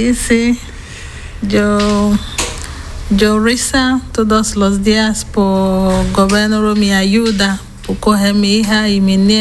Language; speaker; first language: Spanish; non-native, learner; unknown